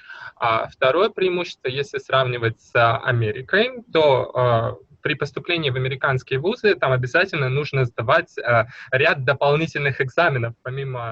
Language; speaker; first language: Russian; native; Russian